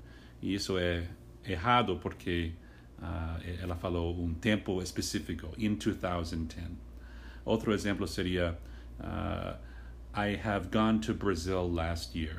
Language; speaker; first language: Portuguese; non-native, fluent; English